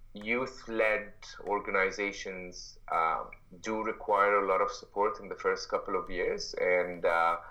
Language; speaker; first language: English; non-native, fluent; Arabic